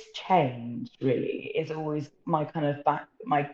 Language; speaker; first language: English; native; English